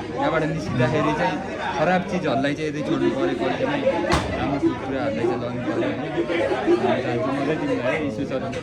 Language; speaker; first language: Nepali; native; Nepali